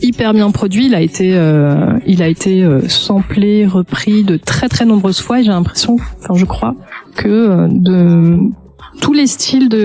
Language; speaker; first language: French; native; French